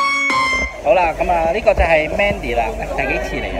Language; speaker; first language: Chinese; non-native, local second language; Cantonese